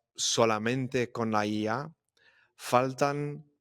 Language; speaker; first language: Spanish; non-native, fluent; English